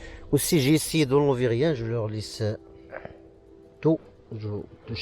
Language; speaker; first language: French; non-native, learner; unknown